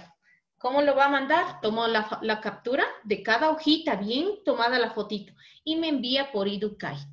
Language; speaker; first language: Spanish; native; Spanish